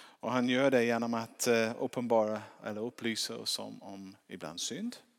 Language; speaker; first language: Swedish; non-native, fluent; English